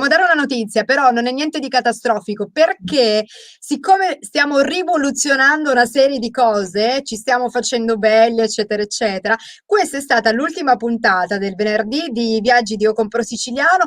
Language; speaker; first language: Italian; native; Italian